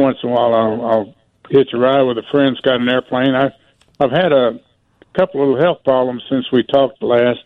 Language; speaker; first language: English; native; English